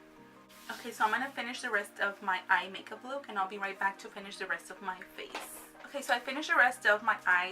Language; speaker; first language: English; native; English